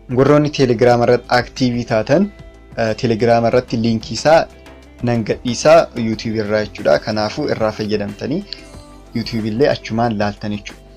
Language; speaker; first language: Oromo; native; Oromo